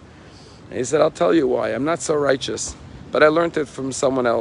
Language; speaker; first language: English; native; English